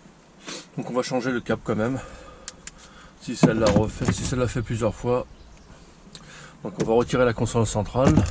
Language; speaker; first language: French; native; French